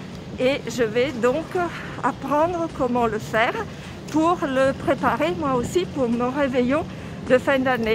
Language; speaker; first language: French; non-native, fluent; Italian